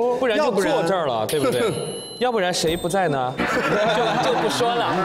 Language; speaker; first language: Chinese; native; Chinese